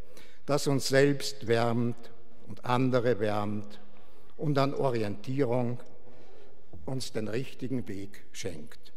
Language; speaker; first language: German; native; German